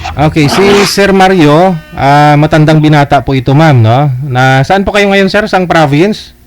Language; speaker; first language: Filipino; native; Filipino